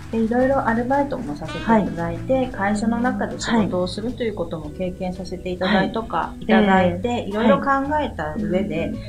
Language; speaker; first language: Japanese; native; Japanese